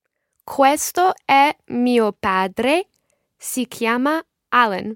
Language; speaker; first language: Italian; non-native, learner; English